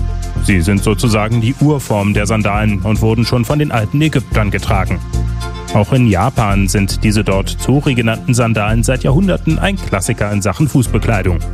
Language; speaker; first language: German; native; German